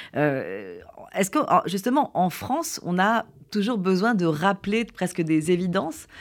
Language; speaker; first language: French; native; French